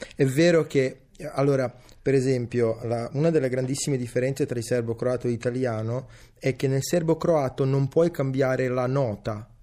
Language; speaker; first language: Italian; early bilingual, other home language; Serbian